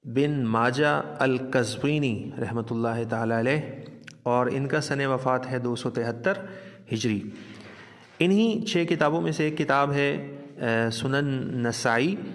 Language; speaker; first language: Urdu; non-native, local second language; Punjabi